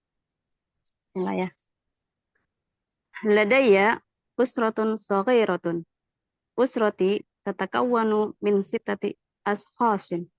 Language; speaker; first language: Arabic; non-native, learner; Indonesian